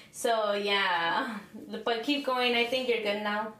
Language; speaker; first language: English; early bilingual, other home language; Spanish